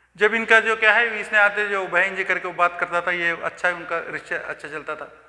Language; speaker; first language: Hindi; non-native, local second language; Telugu